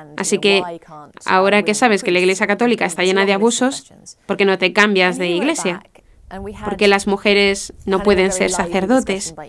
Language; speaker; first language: Spanish; non-native, fluent; English